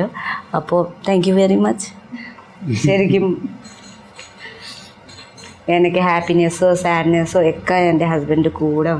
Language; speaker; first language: Malayalam; non-native, learner; Nepali